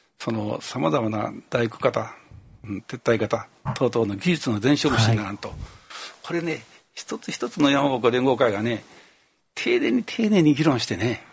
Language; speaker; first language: Japanese; native; Japanese